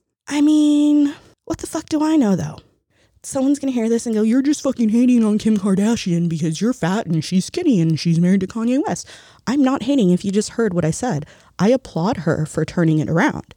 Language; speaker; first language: English; early bilingual, other home language; Spanish